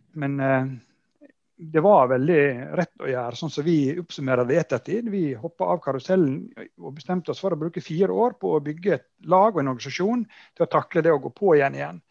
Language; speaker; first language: Norwegian; native; Norwegian